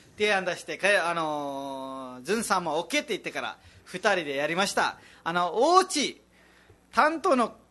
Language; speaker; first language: Japanese; non-native, fluent; Nepali